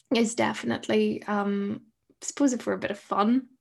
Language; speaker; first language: English; native; English